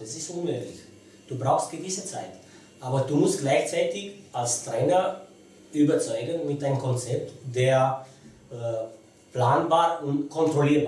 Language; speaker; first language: German; non-native, fluent; Romanian